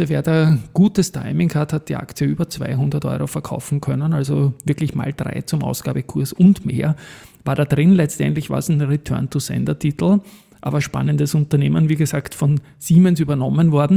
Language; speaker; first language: German; native; German